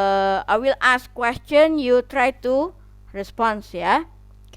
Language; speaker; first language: English; non-native, fluent; Indonesian